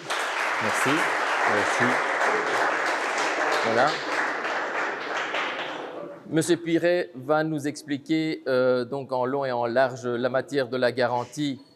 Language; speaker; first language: French; native; French